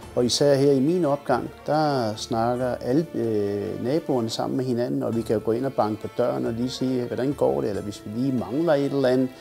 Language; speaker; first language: Danish; early bilingual, other home language; Turkish